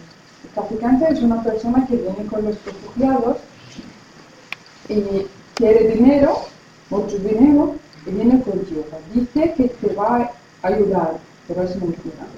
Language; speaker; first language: Spanish; non-native, fluent; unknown